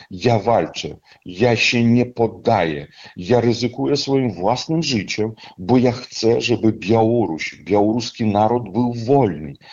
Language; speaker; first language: Polish; non-native, fluent; Russian